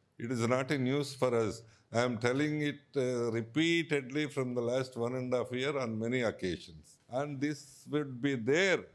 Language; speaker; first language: English; non-native, local second language; Telugu